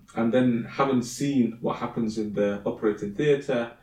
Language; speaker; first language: English; early bilingual, other home language; Somali